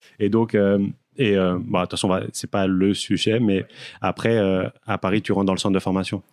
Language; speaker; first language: French; native; French